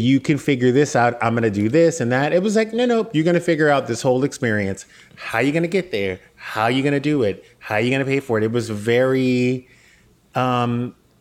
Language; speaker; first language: English; native; English